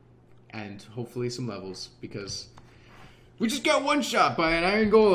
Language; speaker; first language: English; native; English